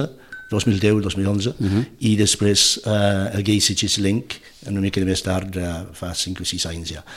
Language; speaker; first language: Catalan; non-native, fluent; English